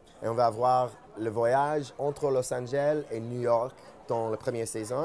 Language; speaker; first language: French; non-native, fluent; English